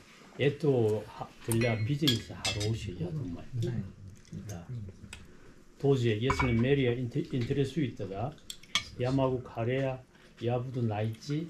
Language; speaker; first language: Russian; non-native, learner; Korean